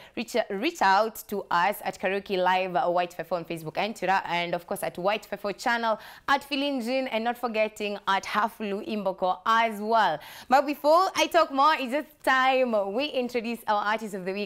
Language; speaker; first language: English; non-native, local second language; Swahili